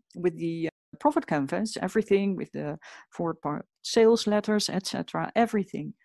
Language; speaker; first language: English; non-native, fluent; Dutch